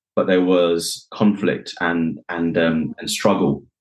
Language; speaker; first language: English; native; English